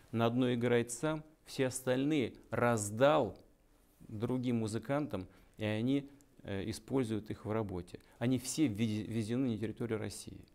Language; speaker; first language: Russian; native; Russian